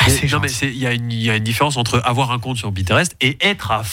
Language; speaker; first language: French; native; French